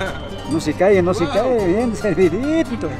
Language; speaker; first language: Spanish; native; Spanish